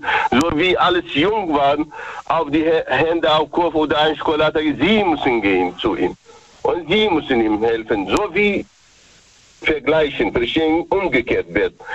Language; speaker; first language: German; non-native, learner; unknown